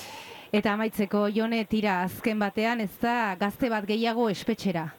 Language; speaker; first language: Basque; native; Basque